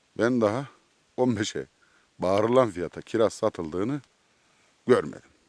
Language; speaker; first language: Turkish; native; Turkish